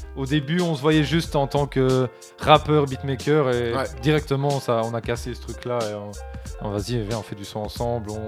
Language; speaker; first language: French; native; French